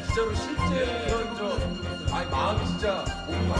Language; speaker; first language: Korean; native; Korean